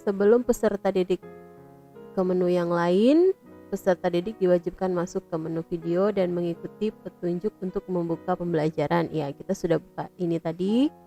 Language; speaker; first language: Indonesian; native; Indonesian